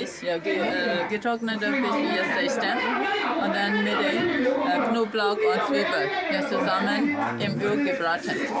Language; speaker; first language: German; non-native, learner; Burmese